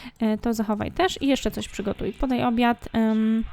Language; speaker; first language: Polish; native; Polish